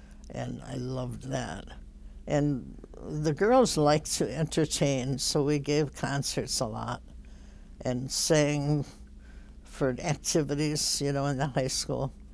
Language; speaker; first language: English; native; English